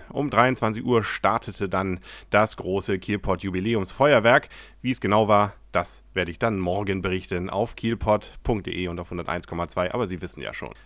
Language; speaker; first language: German; native; German